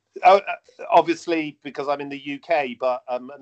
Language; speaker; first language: English; native; English